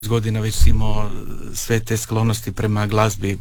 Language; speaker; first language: Serbian; native; Serbian